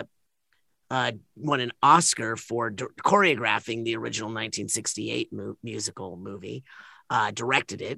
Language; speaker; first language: English; native; English